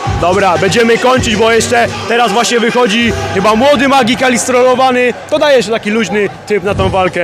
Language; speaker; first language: Polish; native; Polish